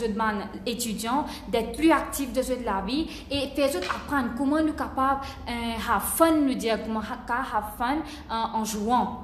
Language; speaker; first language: French; non-native, local second language; Morisyen